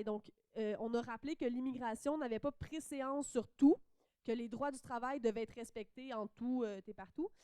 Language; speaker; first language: French; native; French